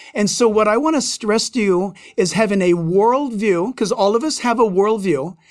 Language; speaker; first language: English; native; English